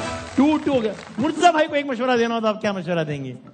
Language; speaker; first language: Urdu; native; Urdu